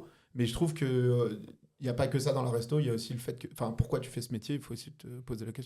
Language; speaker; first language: French; native; French